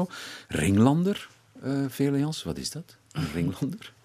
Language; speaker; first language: Dutch; native; Dutch